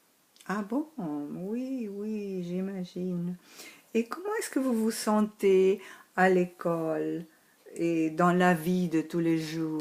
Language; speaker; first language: French; non-native, learner; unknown